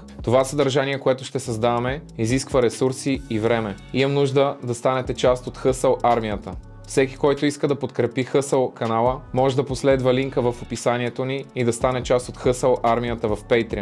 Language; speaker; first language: Bulgarian; native; Bulgarian